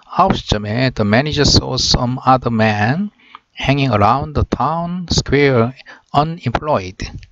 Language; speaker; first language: English; non-native, fluent; Korean